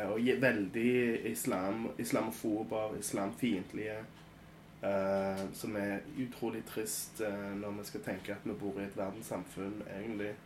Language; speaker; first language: Norwegian; early bilingual, other home language; Polish